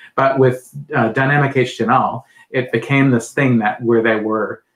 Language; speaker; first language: English; native; English